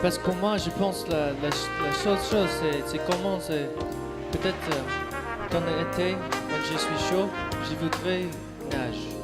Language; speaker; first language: French; non-native, learner; English